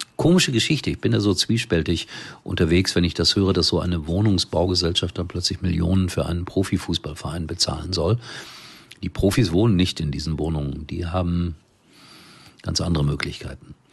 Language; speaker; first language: German; native; German